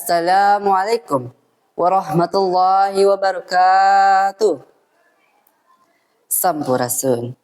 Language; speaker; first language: Arabic; non-native, learner; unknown